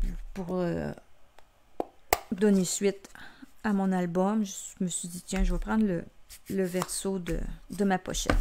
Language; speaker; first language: French; native; French